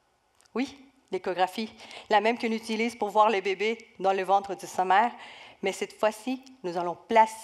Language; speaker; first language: French; non-native, fluent; Spanish